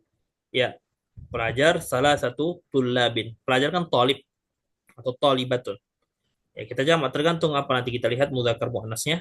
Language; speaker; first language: Indonesian; native; Indonesian